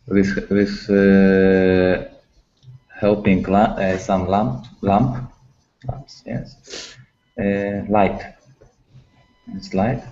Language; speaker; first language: English; non-native, learner; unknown